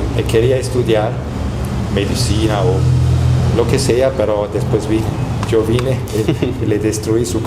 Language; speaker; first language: Spanish; non-native, fluent; German